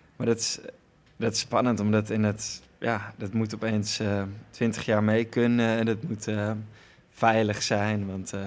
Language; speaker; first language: Dutch; native; Dutch